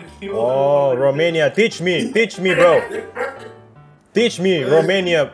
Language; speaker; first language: English; non-native, local second language; Indonesian